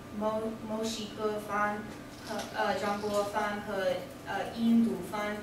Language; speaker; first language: Chinese; non-native, learner; English